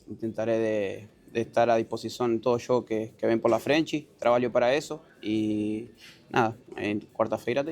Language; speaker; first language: Portuguese; non-native, learner; Spanish